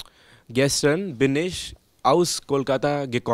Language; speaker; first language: German; non-native, learner; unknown